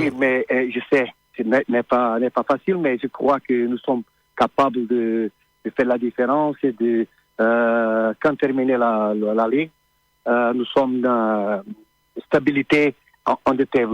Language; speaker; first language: French; non-native, learner; Portuguese